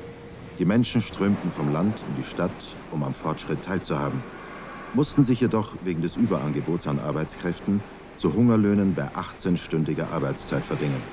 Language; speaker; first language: German; native; German